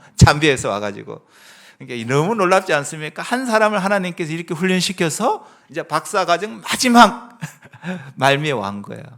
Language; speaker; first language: Korean; native; Korean